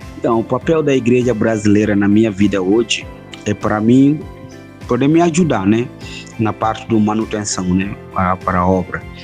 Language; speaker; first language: Portuguese; non-native, fluent; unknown